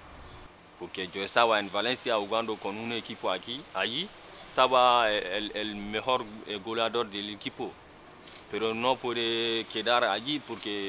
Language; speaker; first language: Spanish; non-native, learner; Bambara